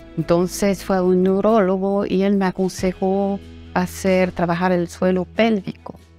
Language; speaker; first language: Spanish; non-native, fluent; Italian